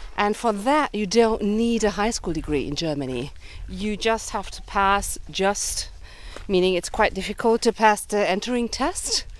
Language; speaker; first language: English; early bilingual, heritage; German